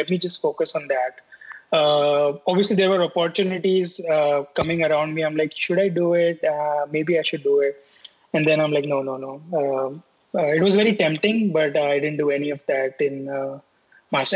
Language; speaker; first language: English; non-native, local second language; Hindi